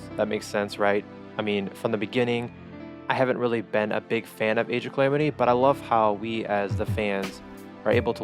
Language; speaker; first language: English; native; English